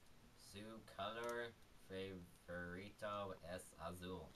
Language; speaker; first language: Spanish; non-native, learner; English